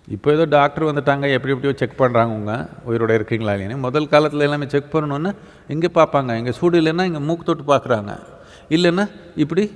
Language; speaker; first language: Tamil; native; Tamil